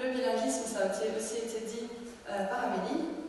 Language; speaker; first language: French; native; French